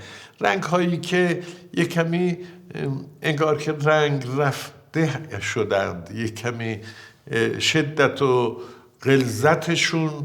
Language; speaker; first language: Persian; native; Persian